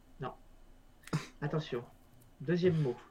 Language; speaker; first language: French; native; French